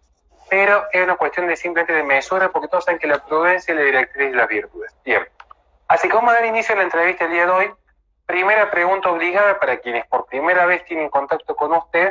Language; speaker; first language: Spanish; native; Spanish